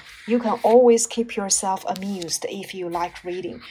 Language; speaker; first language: English; non-native, fluent; Chinese